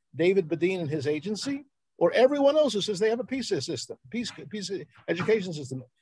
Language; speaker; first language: English; native; English